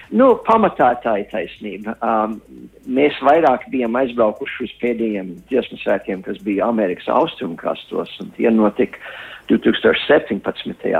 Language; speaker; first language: Latvian; early bilingual, heritage; Latvian